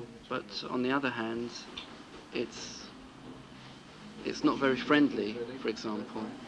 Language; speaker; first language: English; early bilingual, other home language; Greek